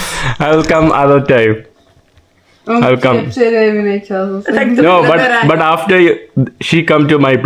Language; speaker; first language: English; non-native, local second language; Malayalam